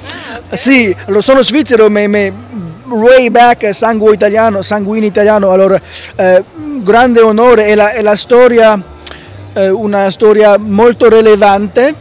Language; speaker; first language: Italian; non-native, learner; English